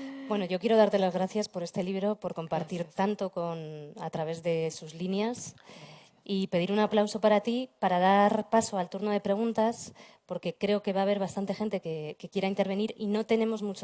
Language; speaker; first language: Spanish; native; Spanish